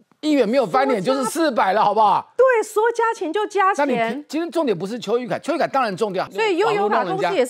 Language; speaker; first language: Chinese; native; Chinese